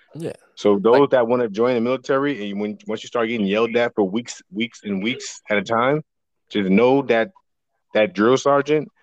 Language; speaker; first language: English; native; English